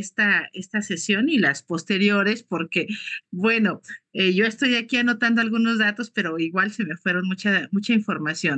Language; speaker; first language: Spanish; native; Spanish